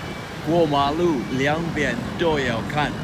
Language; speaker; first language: Chinese; non-native, learner; English